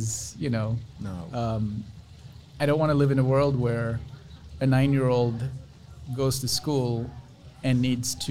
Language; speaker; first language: English; non-native, local second language; Sinhala